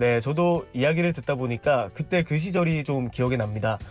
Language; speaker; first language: Korean; native; Korean